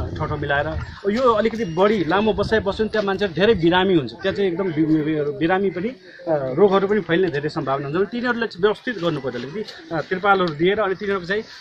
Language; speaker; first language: Nepali; non-native, local second language; Maithili